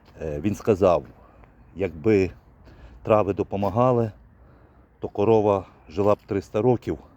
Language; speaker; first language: Ukrainian; native; Ukrainian